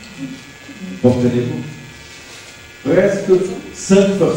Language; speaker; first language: French; non-native, learner; Portuguese